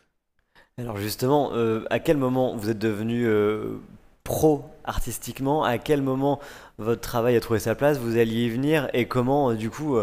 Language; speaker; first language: French; native; French